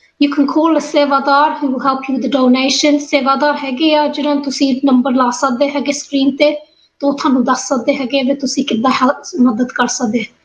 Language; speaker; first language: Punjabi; early bilingual, heritage; Punjabi